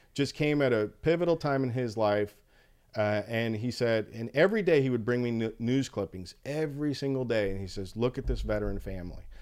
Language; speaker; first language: English; early bilingual, other home language; Spanish